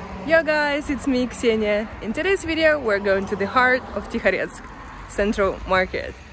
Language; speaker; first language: English; non-native, fluent; Russian